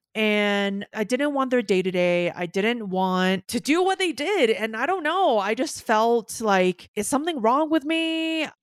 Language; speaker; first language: English; non-native, local second language; Cantonese